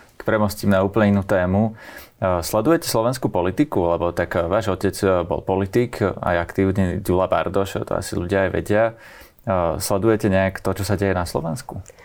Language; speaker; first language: Slovak; native; Slovak